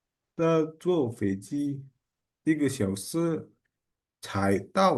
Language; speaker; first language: Chinese; non-native, learner; Indonesian